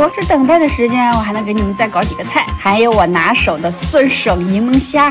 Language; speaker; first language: Chinese; native; Chinese